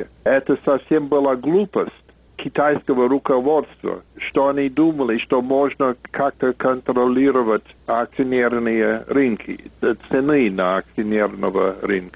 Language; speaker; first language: Russian; non-native, fluent; English